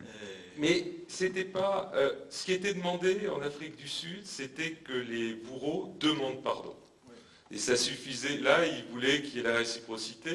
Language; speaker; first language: French; native; French